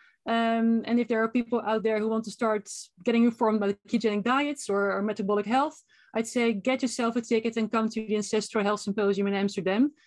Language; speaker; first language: English; non-native, fluent; Dutch